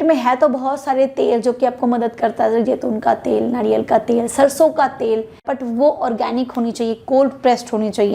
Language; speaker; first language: Hindi; native; Hindi